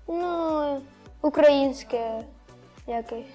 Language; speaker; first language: Polish; non-native, learner; Ukrainian